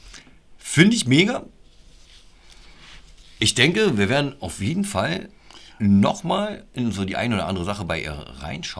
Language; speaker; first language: German; native; German